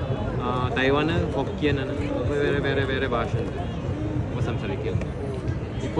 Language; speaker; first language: Malayalam; non-native, learner; Chinese